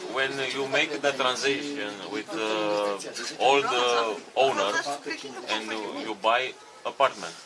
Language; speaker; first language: English; non-native, learner; Romanian